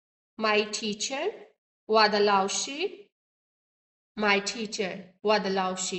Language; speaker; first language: Chinese; non-native, learner; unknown